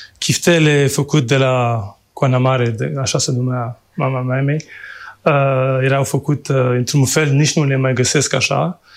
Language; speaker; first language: Romanian; non-native, fluent; French